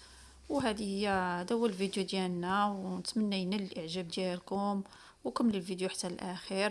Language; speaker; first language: Arabic; native; Arabic